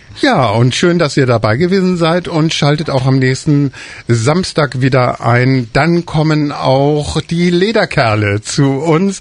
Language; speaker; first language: German; native; German